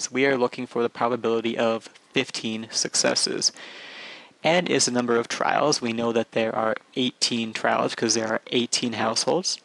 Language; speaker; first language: English; native; English